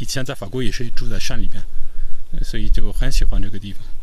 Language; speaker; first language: Chinese; non-native, fluent; French